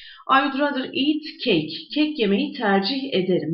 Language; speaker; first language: English; non-native, fluent; Turkish